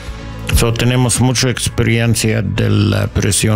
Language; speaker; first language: Spanish; non-native, learner; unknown